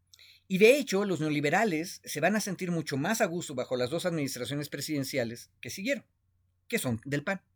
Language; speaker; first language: Spanish; native; Spanish